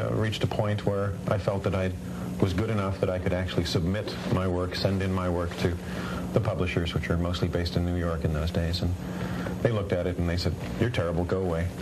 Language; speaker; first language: English; native; English